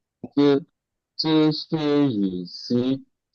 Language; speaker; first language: Chinese; non-native, learner; Burmese